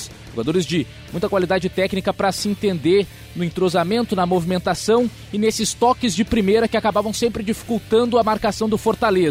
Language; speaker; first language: Portuguese; native; Portuguese